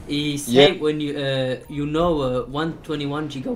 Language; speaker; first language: English; non-native, learner; French